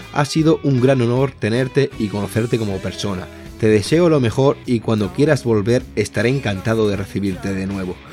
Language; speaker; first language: Spanish; native; Spanish